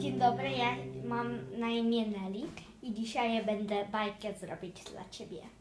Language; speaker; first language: Polish; early bilingual, heritage; Polish